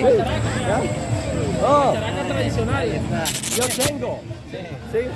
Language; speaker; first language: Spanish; non-native, learner; English